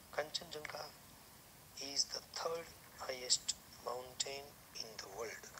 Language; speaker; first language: English; non-native, local second language; Gujarati